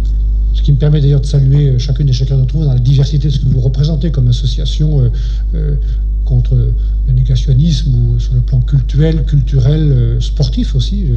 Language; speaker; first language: French; native; French